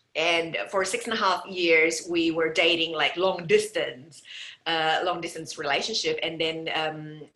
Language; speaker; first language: English; non-native, fluent; Indonesian